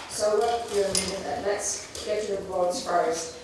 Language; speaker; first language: English; non-native, fluent; German